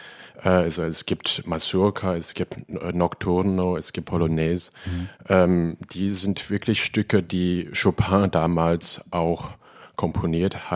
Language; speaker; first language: German; non-native, fluent; Cantonese